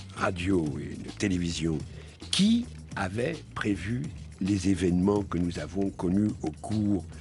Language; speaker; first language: French; native; French